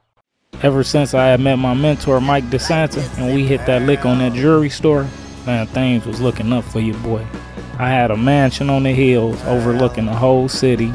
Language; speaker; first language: English; native; English